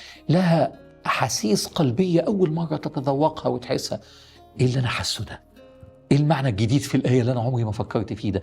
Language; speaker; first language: Arabic; native; Arabic